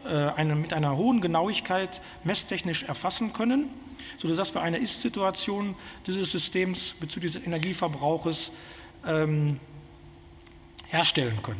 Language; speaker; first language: German; native; German